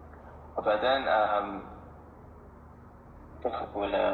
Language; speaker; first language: Arabic; non-native, learner; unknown